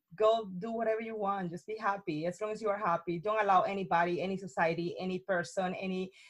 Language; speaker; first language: English; non-native, fluent; Spanish